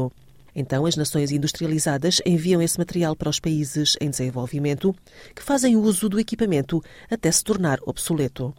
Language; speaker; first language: Portuguese; native; Portuguese